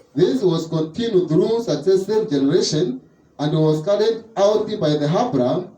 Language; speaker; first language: English; non-native, local second language; Swahili